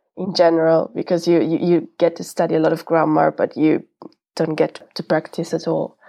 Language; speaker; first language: English; non-native, fluent; Italian